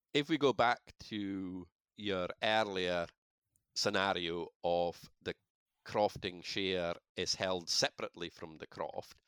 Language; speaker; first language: English; native; English